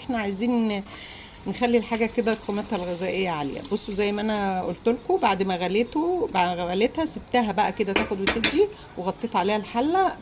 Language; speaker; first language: Arabic; native; Arabic